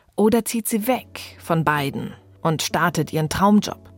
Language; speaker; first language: German; early bilingual, other home language; French